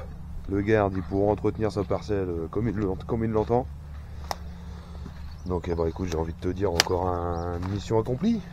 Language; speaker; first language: French; native; French